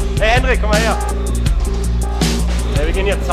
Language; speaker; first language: German; native; German